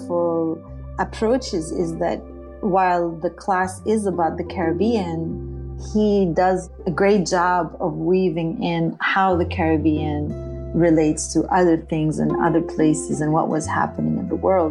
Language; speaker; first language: English; non-native, fluent; Arabic